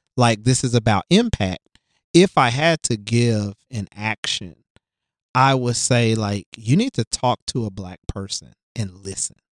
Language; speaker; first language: English; native; English